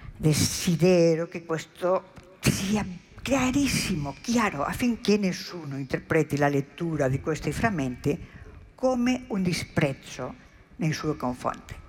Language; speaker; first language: Italian; non-native, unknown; Spanish